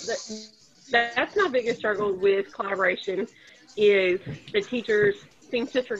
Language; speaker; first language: English; native; English